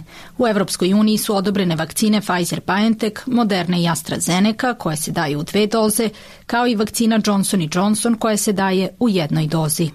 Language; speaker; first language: Serbian; native; Serbian